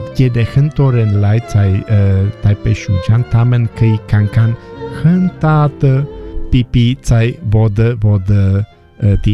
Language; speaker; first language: Chinese; non-native, learner; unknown